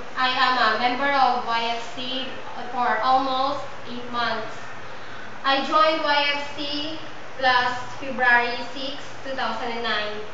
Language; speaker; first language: English; non-native, local second language; Filipino